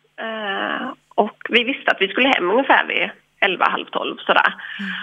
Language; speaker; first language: Swedish; early bilingual, other home language; English